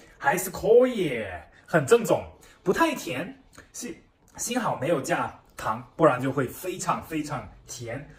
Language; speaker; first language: Chinese; non-native, fluent; German